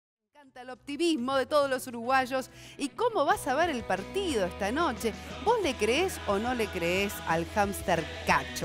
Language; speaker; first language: Spanish; native; Spanish